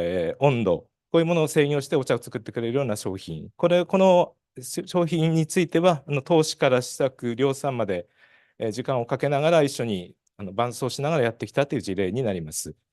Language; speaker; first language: Japanese; native; Japanese